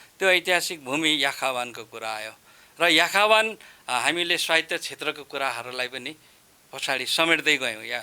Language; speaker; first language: Nepali; non-native, local second language; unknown